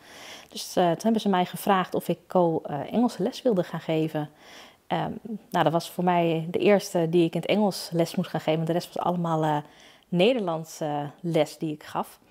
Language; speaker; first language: Dutch; native; Dutch